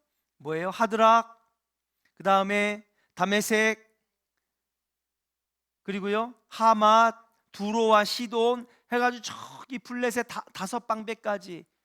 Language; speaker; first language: Korean; native; Korean